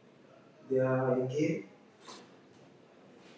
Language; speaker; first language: English; non-native, learner; French